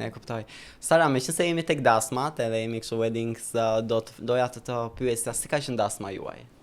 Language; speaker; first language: Albanian; native; Albanian